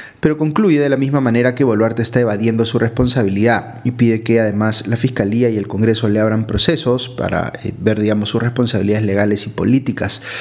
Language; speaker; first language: Spanish; native; Spanish